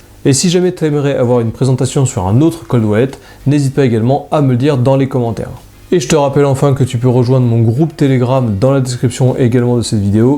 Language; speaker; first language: French; native; French